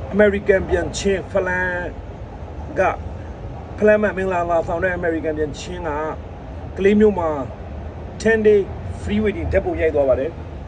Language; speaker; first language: Burmese; non-native, local second language; Nepali